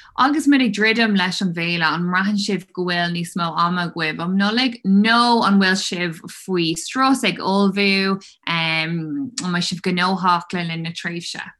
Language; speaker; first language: Irish; non-native, local second language; English